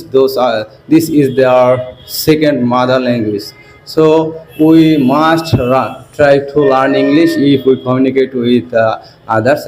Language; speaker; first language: English; non-native, learner; Bangla